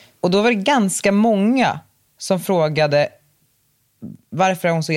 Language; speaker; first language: Swedish; native; Swedish